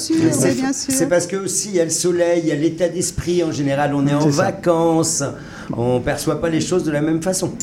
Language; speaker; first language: French; native; French